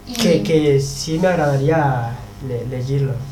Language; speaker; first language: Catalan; non-native, learner; Spanish